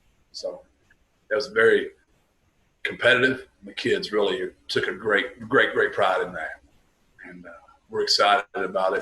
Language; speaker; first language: English; native; English